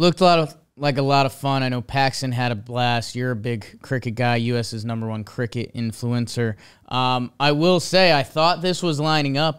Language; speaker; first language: English; native; English